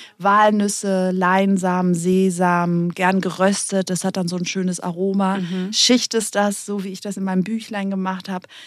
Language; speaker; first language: German; early bilingual, other home language; Greek